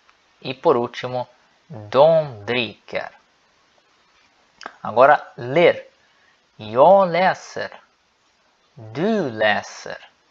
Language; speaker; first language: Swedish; non-native, learner; Portuguese